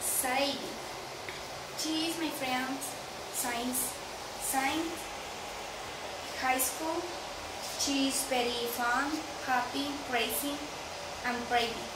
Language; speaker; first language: English; non-native, learner; Spanish